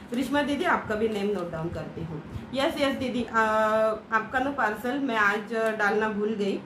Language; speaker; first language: Hindi; non-native, local second language; Marathi